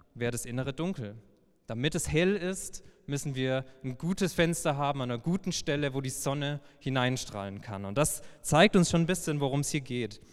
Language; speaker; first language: German; native; German